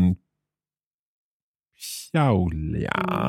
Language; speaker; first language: Chinese; non-native, learner; English